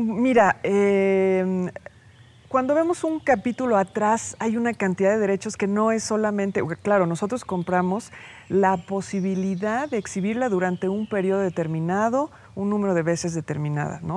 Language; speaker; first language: Spanish; native; Spanish